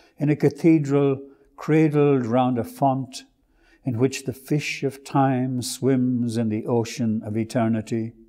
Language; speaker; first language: English; native; English